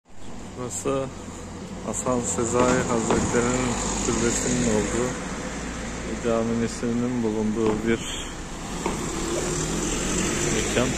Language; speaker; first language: Turkish; native; Turkish